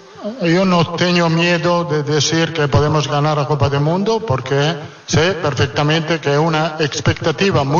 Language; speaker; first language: Portuguese; non-native, fluent; Italian